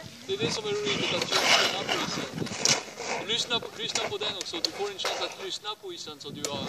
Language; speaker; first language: Swedish; non-native, fluent; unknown